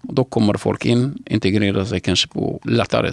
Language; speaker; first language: Swedish; non-native, fluent; Arabic